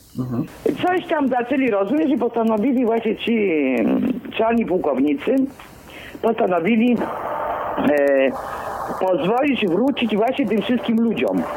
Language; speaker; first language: Polish; early bilingual, other home language; Greek